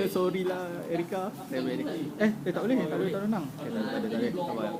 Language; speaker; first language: Malay; native; Malay